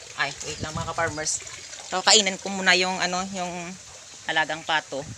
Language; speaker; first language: Filipino; non-native, local second language; Hiligaynon